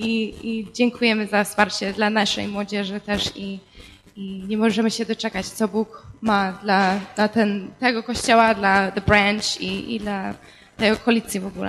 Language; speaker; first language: Polish; early bilingual, heritage; Polish